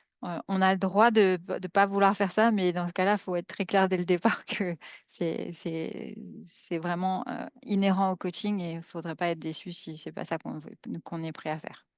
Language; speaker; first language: French; native; French